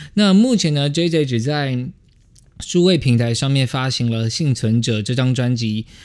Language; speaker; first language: Chinese; native; Chinese